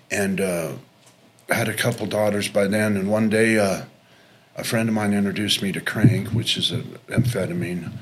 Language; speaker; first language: English; native; English